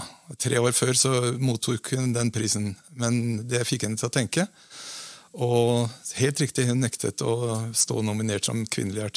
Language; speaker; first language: Norwegian; native; Norwegian